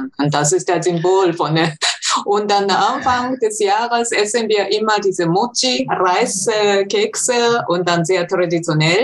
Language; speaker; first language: German; non-native, fluent; Japanese